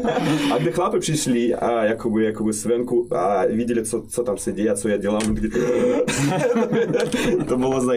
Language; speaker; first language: Czech; non-native, fluent; Russian